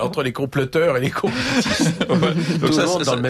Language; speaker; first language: French; native; French